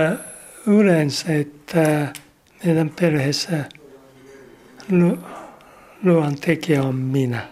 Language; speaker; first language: Finnish; non-native, learner; Japanese